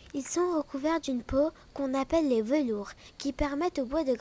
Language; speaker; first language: French; native; French